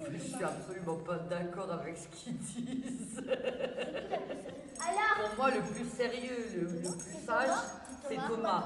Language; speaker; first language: French; native; French